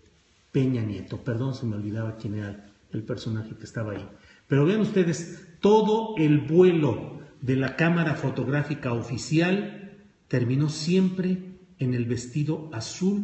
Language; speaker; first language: Spanish; native; Spanish